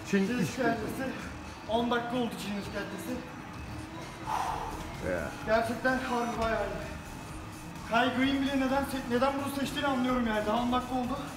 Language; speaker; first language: Turkish; native; Turkish